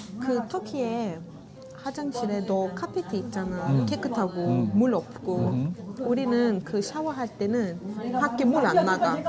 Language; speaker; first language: Korean; non-native, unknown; Turkish